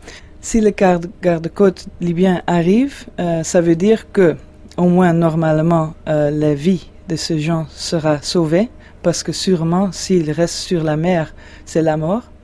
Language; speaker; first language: French; non-native, fluent; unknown